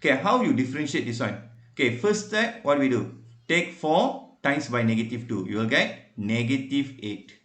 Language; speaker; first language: English; non-native, local second language; Malay